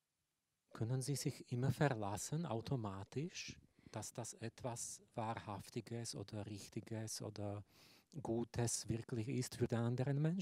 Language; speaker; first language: German; non-native, fluent; Slovak